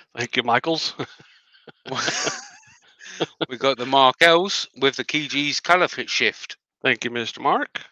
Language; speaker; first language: English; native; English